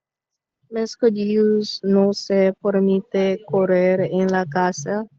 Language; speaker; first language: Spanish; non-native, learner; English